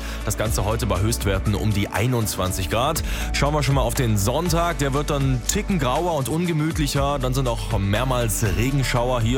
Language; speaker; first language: German; native; German